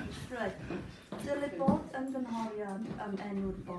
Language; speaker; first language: Welsh; non-native, learner; English